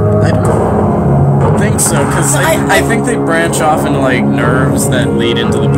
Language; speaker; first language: English; native; English